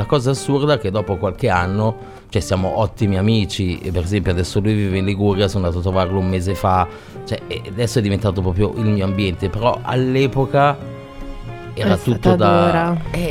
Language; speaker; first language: Italian; native; Italian